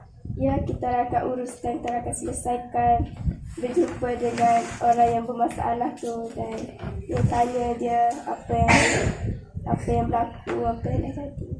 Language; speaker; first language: Malay; native; Malay